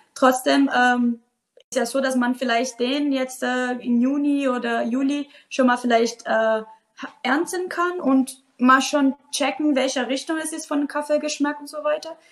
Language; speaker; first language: German; non-native, fluent; Portuguese